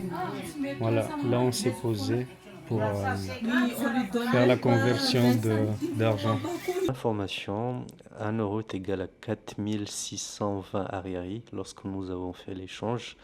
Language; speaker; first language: French; native; French